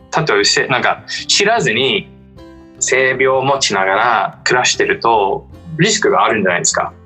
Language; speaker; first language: Japanese; non-native, fluent; English